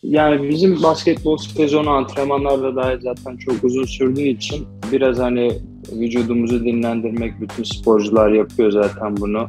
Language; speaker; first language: Turkish; native; Turkish